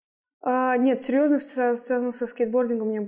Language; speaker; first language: Russian; native; Russian